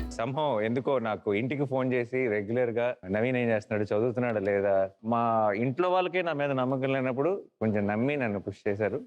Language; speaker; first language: Telugu; native; Telugu